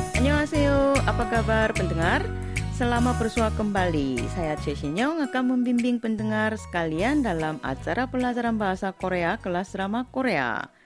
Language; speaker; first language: Indonesian; non-native, fluent; Korean